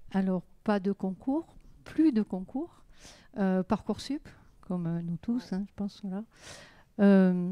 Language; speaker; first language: French; native; French